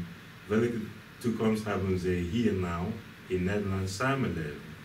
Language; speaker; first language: Dutch; non-native, fluent; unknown